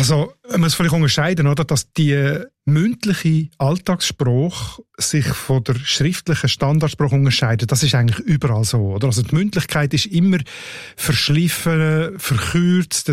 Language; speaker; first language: German; native; German